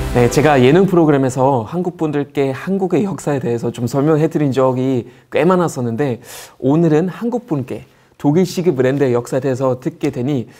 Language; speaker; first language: Korean; non-native, fluent; German